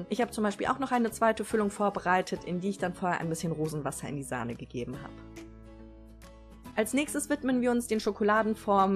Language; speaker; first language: German; native; German